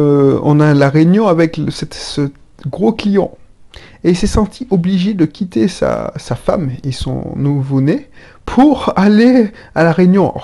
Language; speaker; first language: French; native; French